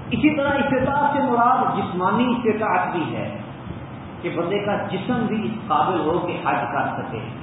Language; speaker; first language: Urdu; non-native, local second language; Punjabi